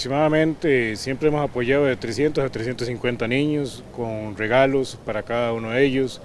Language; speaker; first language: Spanish; native; Spanish